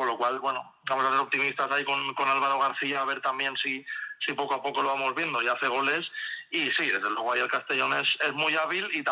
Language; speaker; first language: Spanish; native; Spanish